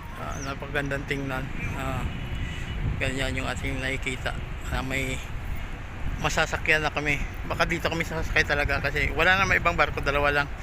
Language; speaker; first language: Filipino; non-native, local second language; Hiligaynon